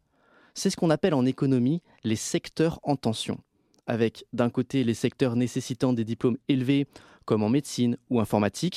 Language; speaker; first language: French; native; French